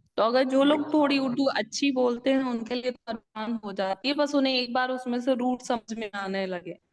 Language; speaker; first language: Urdu; native; Urdu